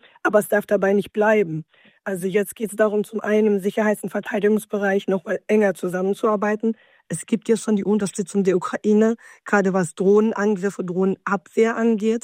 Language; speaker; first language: German; native; German